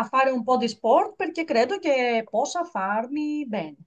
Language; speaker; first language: Italian; non-native, learner; Greek